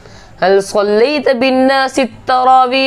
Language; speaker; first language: Arabic; non-native, learner; Urdu